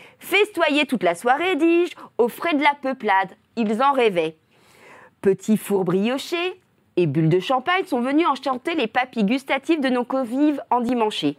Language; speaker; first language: French; native; French